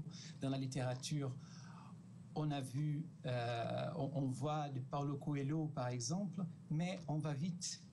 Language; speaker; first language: French; non-native, fluent; Portuguese